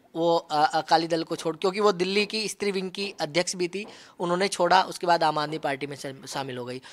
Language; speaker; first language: Hindi; native; Hindi